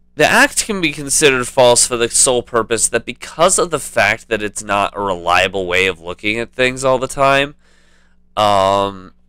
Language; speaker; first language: English; native; English